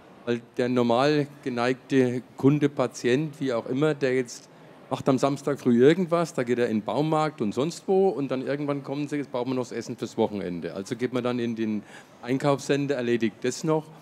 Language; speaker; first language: German; native; German